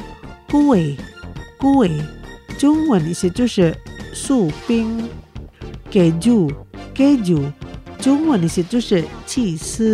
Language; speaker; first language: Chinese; early bilingual, heritage; Chinese